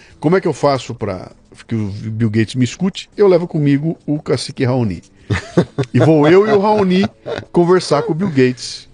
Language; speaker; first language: Portuguese; native; Portuguese